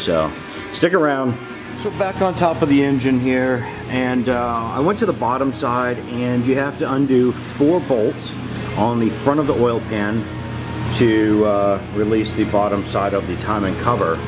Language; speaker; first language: English; native; English